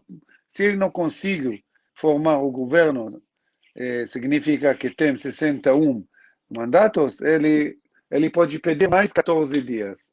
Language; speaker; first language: Portuguese; non-native, learner; Hebrew